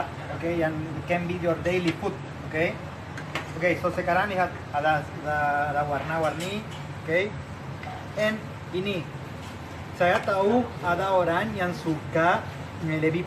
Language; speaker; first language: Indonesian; non-native, learner; Spanish